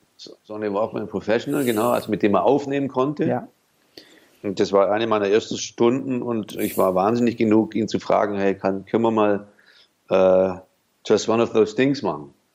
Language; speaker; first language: German; native; German